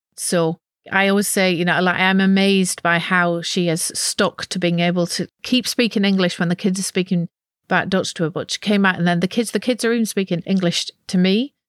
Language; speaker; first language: English; native; English